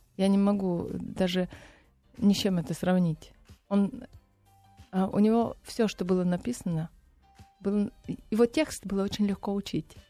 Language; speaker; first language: Russian; non-native, local second language; Lithuanian